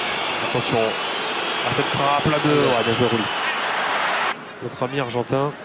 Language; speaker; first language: French; native; French